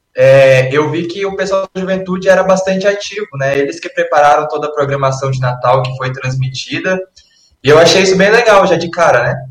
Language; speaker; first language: Portuguese; native; Portuguese